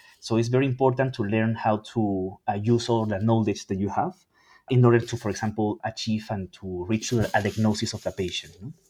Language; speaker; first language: English; non-native, fluent; Spanish